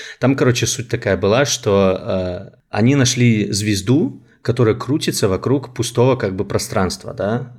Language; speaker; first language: Russian; native; Russian